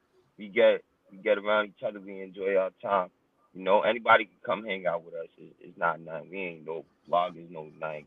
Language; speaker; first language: English; native; English